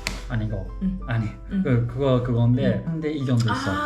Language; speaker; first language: Korean; non-native, learner; Japanese